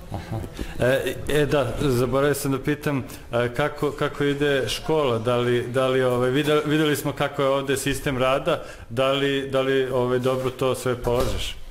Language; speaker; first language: Serbian; native; Serbian